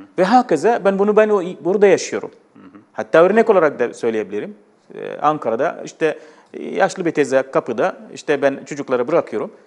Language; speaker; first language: Turkish; non-native, fluent; Arabic